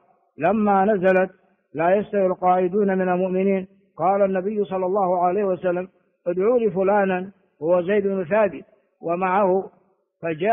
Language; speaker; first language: Arabic; non-native, fluent; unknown